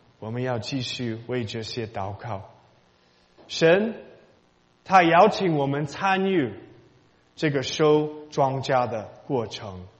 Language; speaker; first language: Chinese; non-native, learner; English